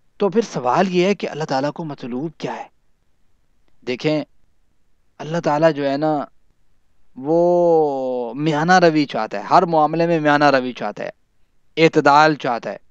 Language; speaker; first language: Urdu; non-native, local second language; Punjabi